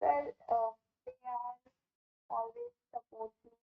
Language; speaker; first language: English; non-native, learner; Hindi